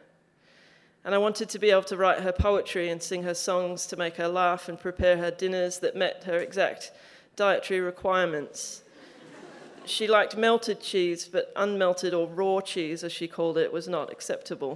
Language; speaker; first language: English; native; English